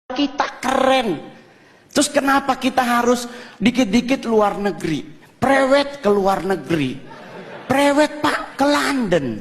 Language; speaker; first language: Indonesian; native; Indonesian